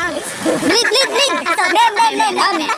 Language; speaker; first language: Japanese; non-native, learner; Cebuano